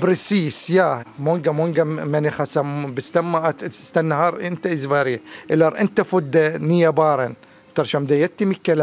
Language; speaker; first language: Swedish; non-native, learner; Arabic